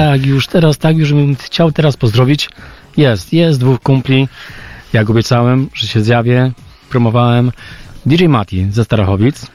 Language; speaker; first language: Polish; native; Polish